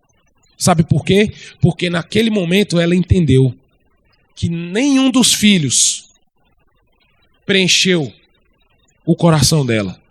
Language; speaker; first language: Portuguese; native; Portuguese